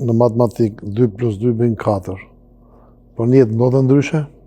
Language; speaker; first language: Albanian; native; Albanian